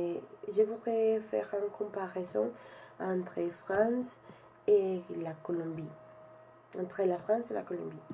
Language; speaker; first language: French; non-native, learner; Spanish